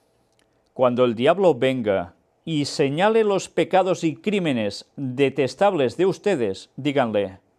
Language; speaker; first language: Spanish; native; Spanish